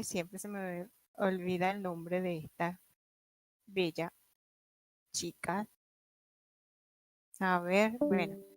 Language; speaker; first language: Spanish; native; Spanish